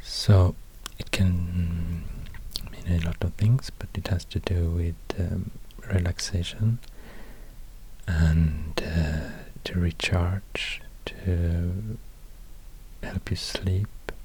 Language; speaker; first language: English; non-native, fluent; Swedish